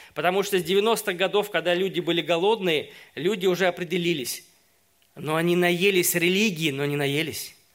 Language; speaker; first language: Russian; native; Russian